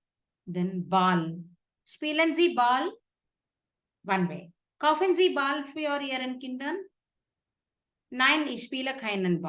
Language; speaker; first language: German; non-native, fluent; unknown